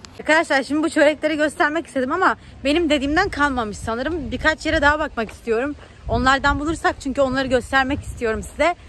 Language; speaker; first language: Turkish; native; Turkish